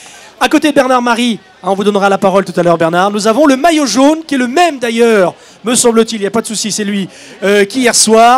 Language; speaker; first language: French; native; French